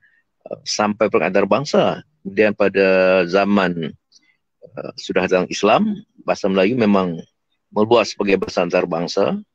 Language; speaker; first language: Malay; native; Malay